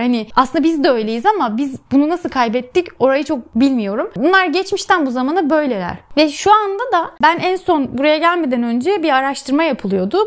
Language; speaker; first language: Turkish; native; Turkish